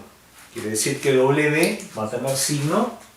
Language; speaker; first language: Spanish; native; Spanish